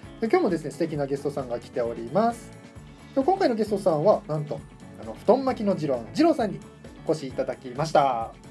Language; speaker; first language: Japanese; native; Japanese